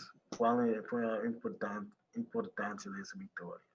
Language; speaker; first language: Portuguese; non-native, learner; English